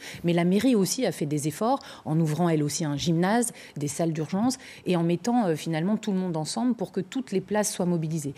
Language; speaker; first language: French; native; French